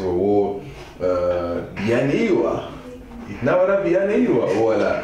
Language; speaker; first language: Hindi; non-native, fluent; Igbo